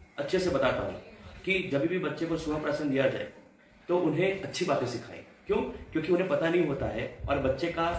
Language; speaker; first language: Hindi; non-native, local second language; Gujarati